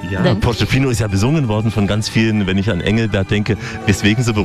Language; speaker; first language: German; native; German